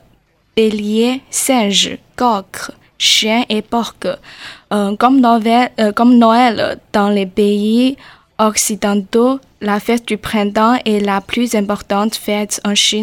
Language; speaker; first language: French; non-native, learner; Chinese